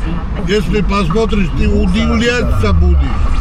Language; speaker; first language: Russian; non-native, learner; Georgian